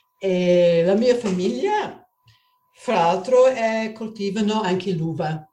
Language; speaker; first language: Italian; non-native, fluent; English